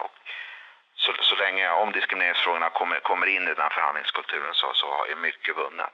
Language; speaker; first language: Swedish; native; Swedish